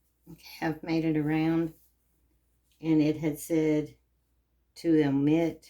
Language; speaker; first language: English; native; English